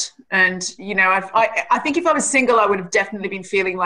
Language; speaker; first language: English; native; English